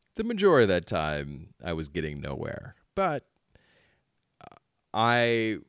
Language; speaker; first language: English; early bilingual, other home language; Filipino